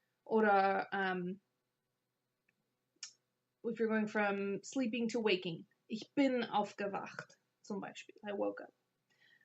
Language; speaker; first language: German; non-native, fluent; English